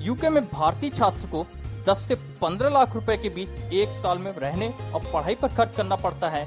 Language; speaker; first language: Hindi; native; Hindi